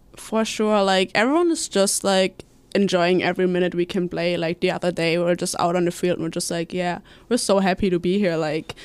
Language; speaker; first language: English; non-native, fluent; German